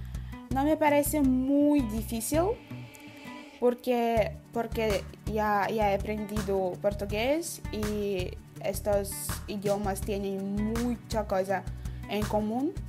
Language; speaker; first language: Spanish; non-native, learner; Udmurt